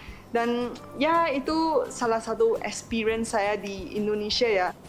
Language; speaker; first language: Indonesian; non-native, fluent; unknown